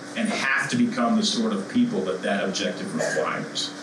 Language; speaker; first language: English; native; English